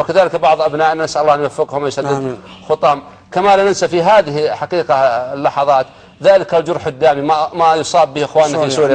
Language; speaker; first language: Arabic; native; Arabic